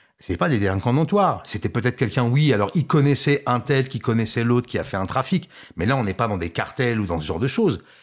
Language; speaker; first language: French; early bilingual, other home language; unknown